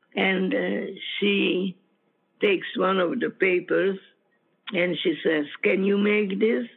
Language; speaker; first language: English; non-native, fluent; Ukrainian